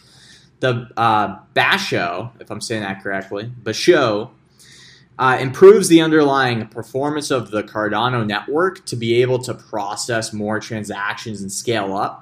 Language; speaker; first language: English; native; English